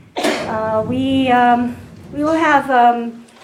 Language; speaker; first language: English; non-native, fluent; Thai